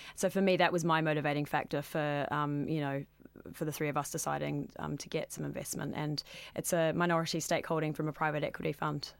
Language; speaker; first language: English; native; English